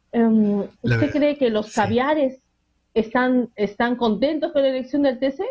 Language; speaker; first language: Spanish; native; Spanish